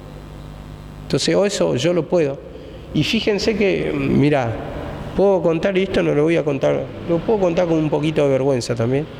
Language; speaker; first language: Spanish; native; Spanish